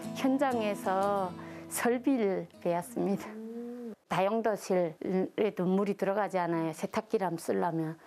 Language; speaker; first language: Korean; native; Korean